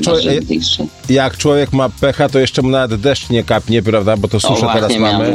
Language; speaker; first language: Polish; native; Polish